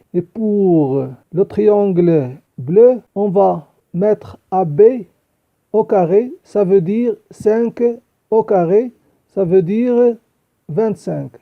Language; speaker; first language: French; non-native, local second language; Arabic